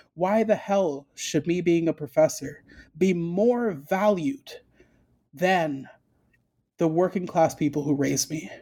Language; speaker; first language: English; early bilingual, other home language; Spanish